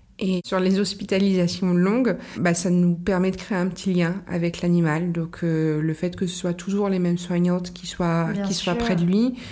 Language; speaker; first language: French; native; French